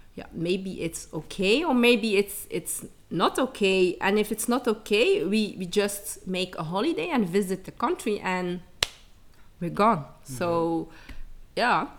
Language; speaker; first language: English; early bilingual, heritage; English